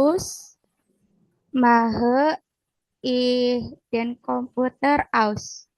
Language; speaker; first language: German; non-native, learner; Indonesian